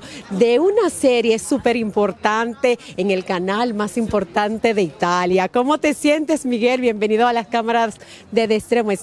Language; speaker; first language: Spanish; native; Spanish